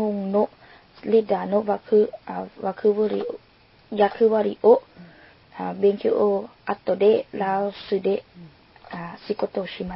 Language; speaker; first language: Japanese; non-native, learner; Lao